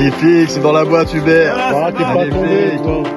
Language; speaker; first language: French; native; French